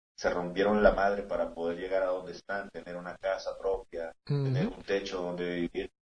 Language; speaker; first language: Spanish; native; Spanish